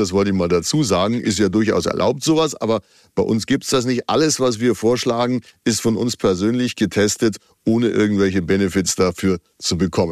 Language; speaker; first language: German; native; German